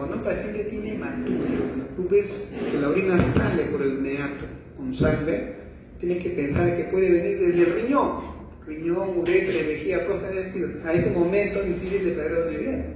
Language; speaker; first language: Spanish; native; Spanish